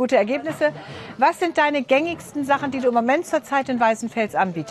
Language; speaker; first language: German; native; German